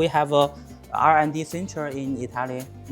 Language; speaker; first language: English; non-native, learner; Chinese